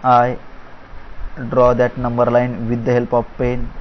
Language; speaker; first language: English; non-native, local second language; Marathi